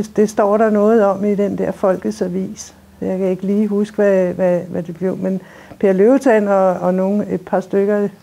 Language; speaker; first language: Danish; native; Danish